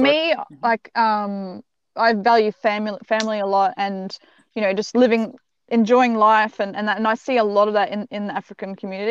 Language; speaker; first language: English; native; English